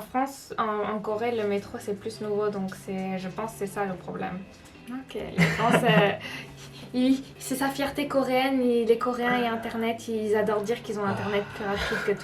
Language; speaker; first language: French; native; French